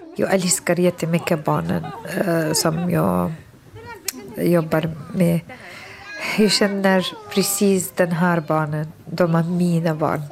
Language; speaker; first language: Swedish; non-native, fluent; Arabic